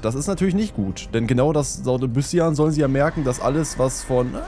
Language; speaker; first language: German; native; German